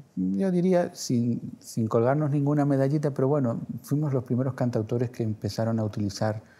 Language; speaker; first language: Spanish; native; Spanish